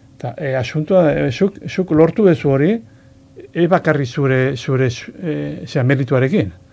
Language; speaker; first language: Basque; non-native, local second language; Spanish